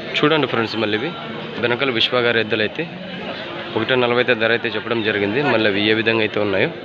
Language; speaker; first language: Telugu; native; Telugu